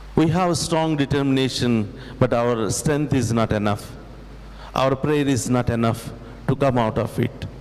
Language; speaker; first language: English; non-native, local second language; Telugu